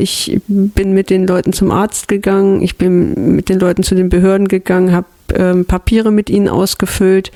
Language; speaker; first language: German; native; German